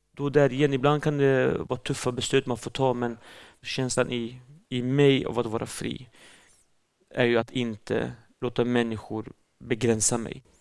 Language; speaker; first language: Swedish; early bilingual, other home language; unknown